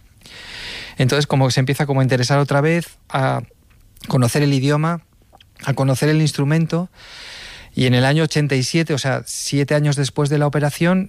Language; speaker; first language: Spanish; native; Spanish